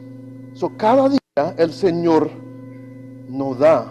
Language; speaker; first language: Spanish; non-native, learner; English